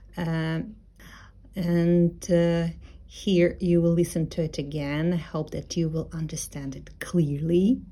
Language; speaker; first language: English; non-native, fluent; Russian